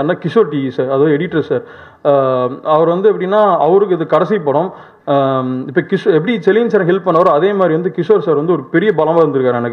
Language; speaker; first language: Tamil; native; Tamil